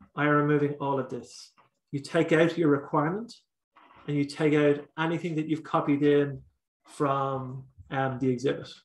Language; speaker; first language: English; native; English